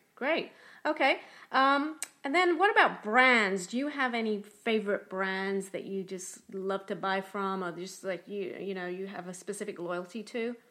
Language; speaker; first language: English; native; English